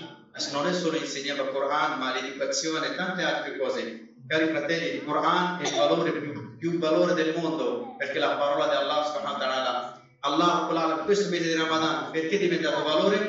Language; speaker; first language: Italian; non-native, fluent; Bangla